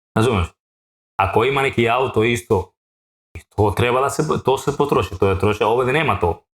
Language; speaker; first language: Bosnian; non-native, learner; Spanish